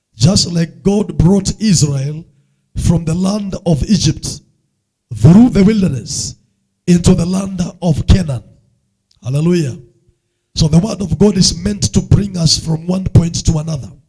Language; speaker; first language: English; non-native, local second language; Swahili